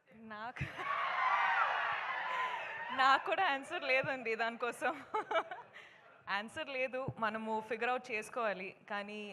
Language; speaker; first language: Telugu; non-native, local second language; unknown